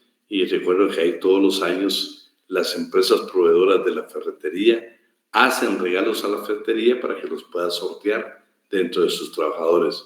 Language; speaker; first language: Spanish; native; Spanish